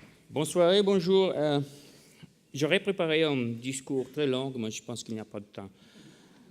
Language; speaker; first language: French; non-native, fluent; Italian